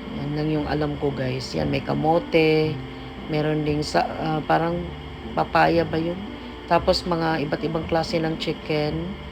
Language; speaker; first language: Filipino; native; Filipino